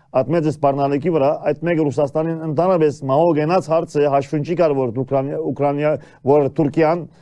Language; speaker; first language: Armenian; early bilingual, heritage; Armenian